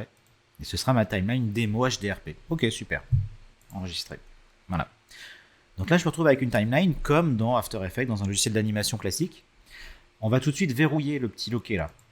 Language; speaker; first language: French; native; French